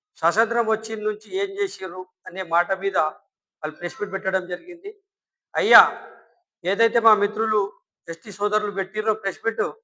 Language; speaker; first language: Telugu; non-native, local second language; Lambadi